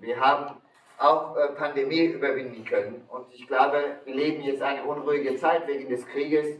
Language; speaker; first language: German; early bilingual, other home language; Turkish